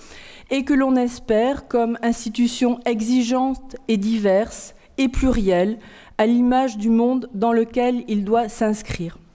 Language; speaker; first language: French; native; French